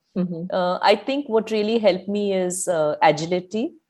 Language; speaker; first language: English; non-native, local second language; Malayalam